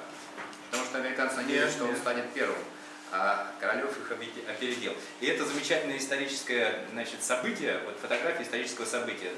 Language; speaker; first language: Russian; native; Russian